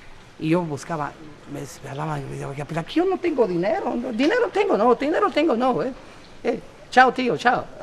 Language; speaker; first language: Portuguese; non-native, learner; Spanish